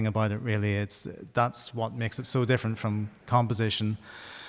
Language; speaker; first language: English; native; English